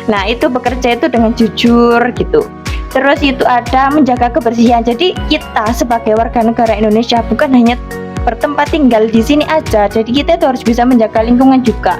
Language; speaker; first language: Indonesian; native; Indonesian